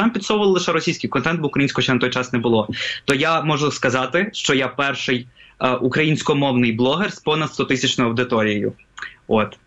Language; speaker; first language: Ukrainian; non-native, local second language; Russian